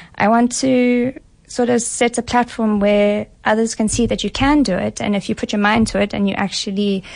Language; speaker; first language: English; native; English